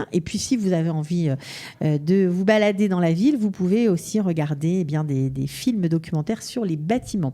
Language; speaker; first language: French; native; French